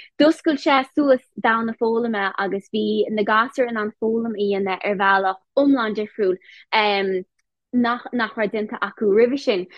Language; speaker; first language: Irish; native; Irish